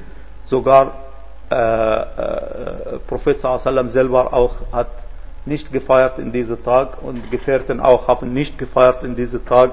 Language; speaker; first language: German; non-native, fluent; Arabic